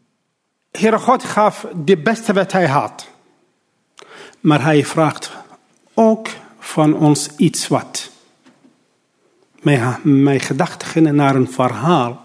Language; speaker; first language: Dutch; non-native, learner; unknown